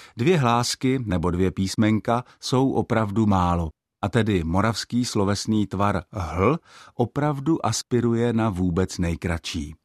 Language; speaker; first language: Czech; native; Czech